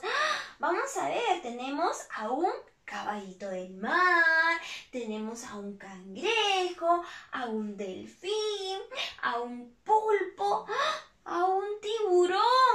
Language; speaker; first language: Spanish; native; Spanish